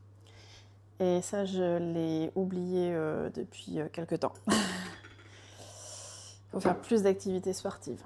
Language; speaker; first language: French; native; French